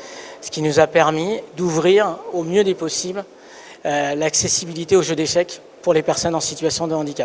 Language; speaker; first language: French; native; French